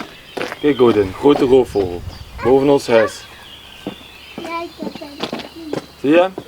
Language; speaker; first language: Dutch; native; Dutch